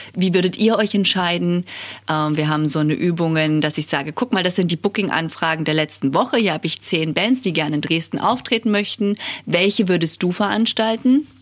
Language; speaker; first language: German; native; German